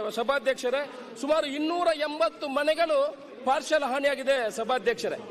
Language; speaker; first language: Kannada; non-native, local second language; Tulu